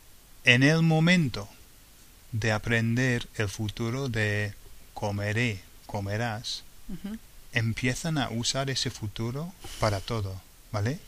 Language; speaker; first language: Spanish; non-native, fluent; English